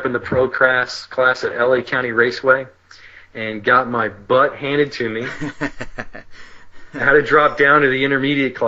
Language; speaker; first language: English; native; English